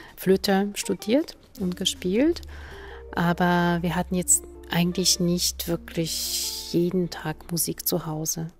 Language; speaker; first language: German; non-native, fluent; Polish